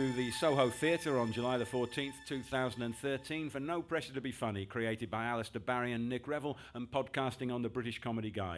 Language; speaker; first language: English; native; English